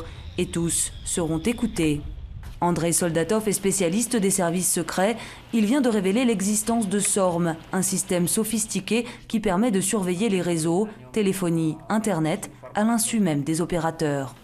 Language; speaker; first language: French; native; French